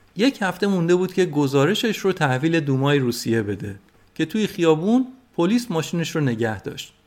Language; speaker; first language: Persian; native; Persian